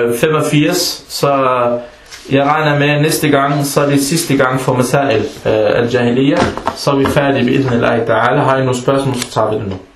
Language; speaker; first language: Danish; early bilingual, other home language; Arabic